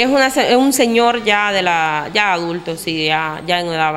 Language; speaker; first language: Spanish; native; Spanish